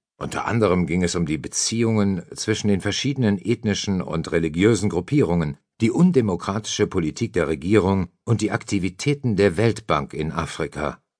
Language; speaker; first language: German; native; German